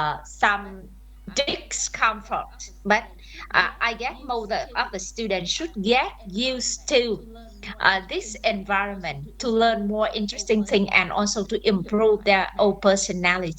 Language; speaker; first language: English; non-native, fluent; Vietnamese